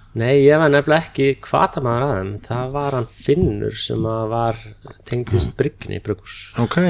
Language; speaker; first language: Icelandic; non-native, fluent; English